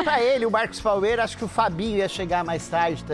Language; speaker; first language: Portuguese; native; Portuguese